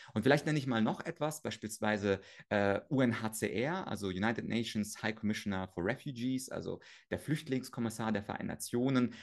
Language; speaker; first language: German; early bilingual, other home language; Russian